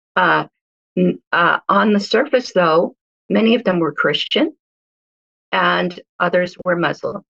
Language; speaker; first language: English; early bilingual, other home language; Hebrew